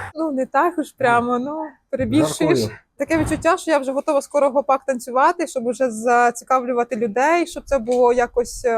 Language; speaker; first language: Ukrainian; native; Ukrainian